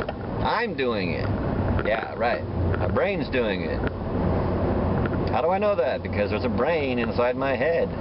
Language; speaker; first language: English; native; English